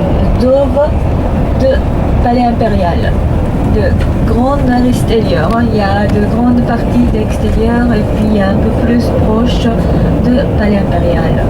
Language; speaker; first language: French; non-native, fluent; Japanese